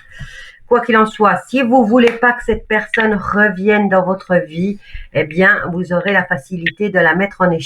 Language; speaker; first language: French; native; French